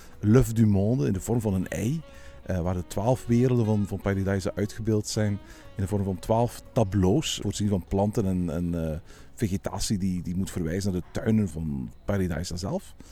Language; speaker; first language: Dutch; native; Dutch